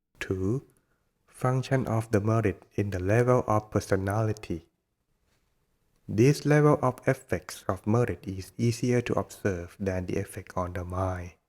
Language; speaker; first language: English; non-native, fluent; Thai